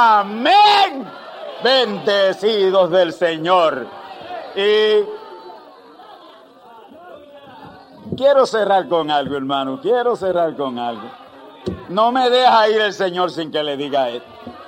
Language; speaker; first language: Spanish; native; Spanish